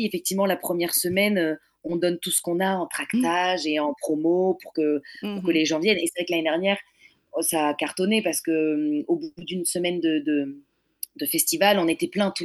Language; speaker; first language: French; native; French